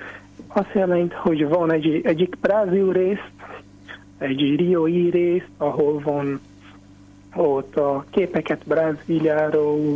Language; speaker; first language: Hungarian; non-native, learner; Portuguese